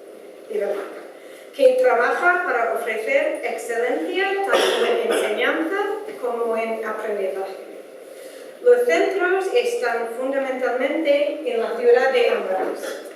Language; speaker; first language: Spanish; non-native, fluent; Dutch